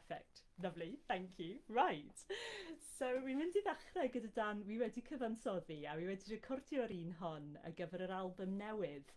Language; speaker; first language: Welsh; non-native, fluent; English